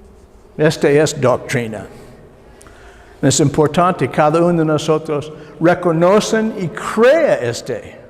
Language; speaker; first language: Spanish; non-native, learner; English